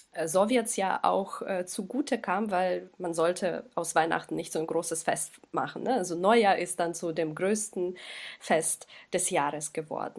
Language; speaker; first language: German; non-native, fluent; Ukrainian